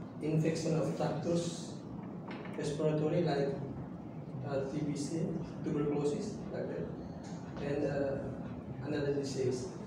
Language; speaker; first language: English; non-native, learner; Indonesian